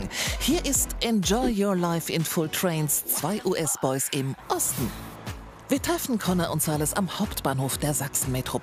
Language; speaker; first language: German; native; German